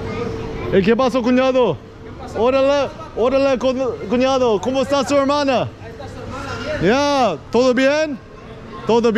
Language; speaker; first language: Spanish; non-native, learner; English